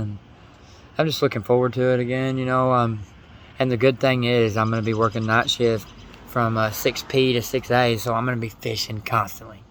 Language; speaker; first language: English; native; English